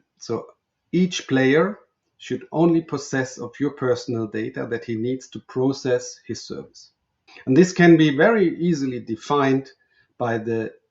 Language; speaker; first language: English; non-native, fluent; German